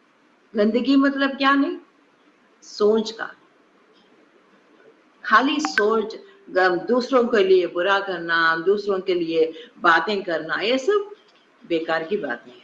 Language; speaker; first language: Hindi; non-native, local second language; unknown